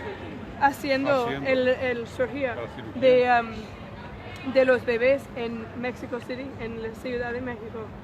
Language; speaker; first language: Spanish; non-native, learner; English